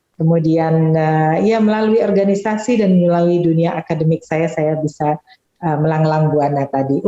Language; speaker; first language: Indonesian; native; Indonesian